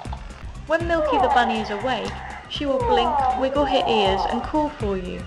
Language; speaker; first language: English; native; English